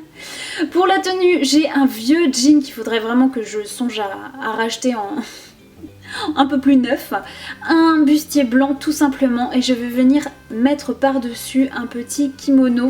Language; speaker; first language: French; native; French